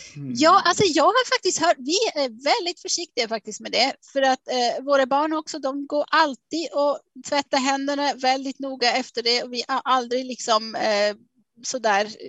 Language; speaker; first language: Swedish; non-native, fluent; Swiss German